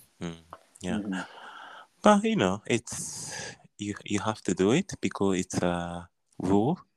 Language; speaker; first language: English; non-native, learner; Japanese